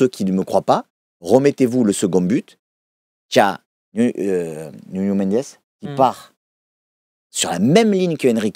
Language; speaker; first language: French; native; French